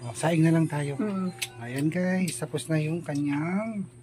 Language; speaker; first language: Filipino; native; Filipino